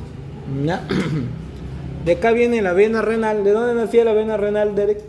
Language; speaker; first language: Spanish; native; Spanish